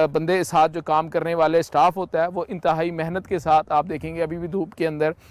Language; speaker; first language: Urdu; native; Urdu